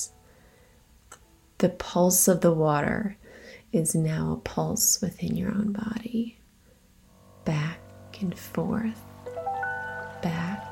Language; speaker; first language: English; native; English